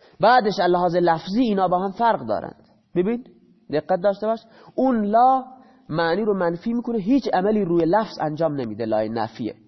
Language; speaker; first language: Persian; non-native, local second language; Baluchi